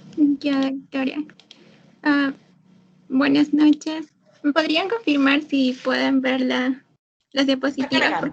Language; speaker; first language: Spanish; native; Spanish